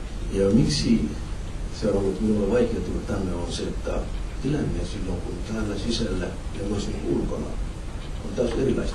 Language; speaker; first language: Finnish; non-native, fluent; Somali